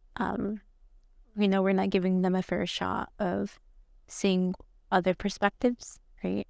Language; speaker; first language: English; early bilingual, other home language; Spanish